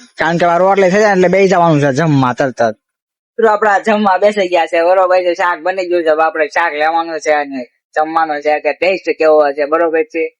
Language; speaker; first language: Gujarati; native; Gujarati